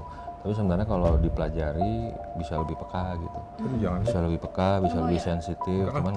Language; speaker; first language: Indonesian; native; Indonesian